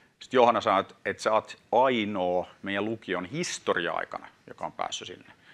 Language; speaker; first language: Finnish; non-native, local second language; Swedish